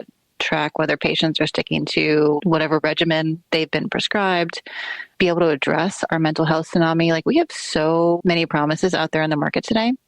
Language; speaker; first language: English; native; English